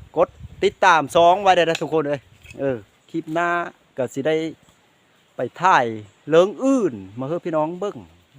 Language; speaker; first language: Thai; native; Thai